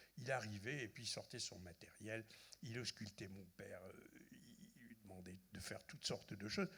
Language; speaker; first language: French; non-native, local second language; Arabic